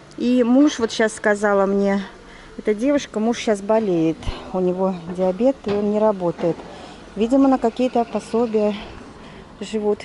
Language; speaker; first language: Russian; native; Russian